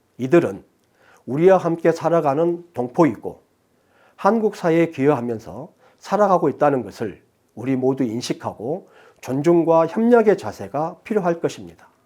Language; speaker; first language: Korean; native; Korean